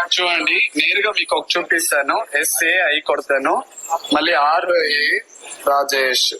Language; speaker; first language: Telugu; native; Telugu